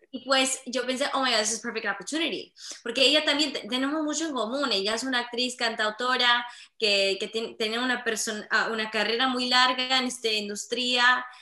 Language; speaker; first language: Spanish; early bilingual, heritage; Spanish